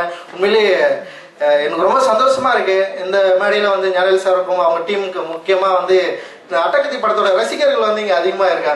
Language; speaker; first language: Tamil; native; Tamil